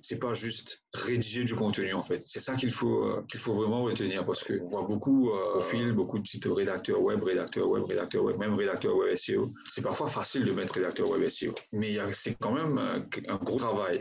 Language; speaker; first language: French; non-native, local second language; Morisyen